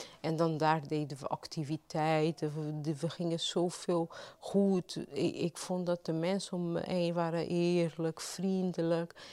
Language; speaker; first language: Dutch; non-native, fluent; Portuguese